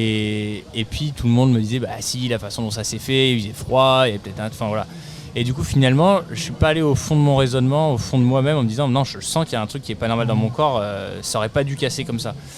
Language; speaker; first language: French; native; French